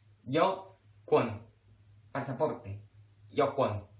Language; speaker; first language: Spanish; non-native, fluent; Korean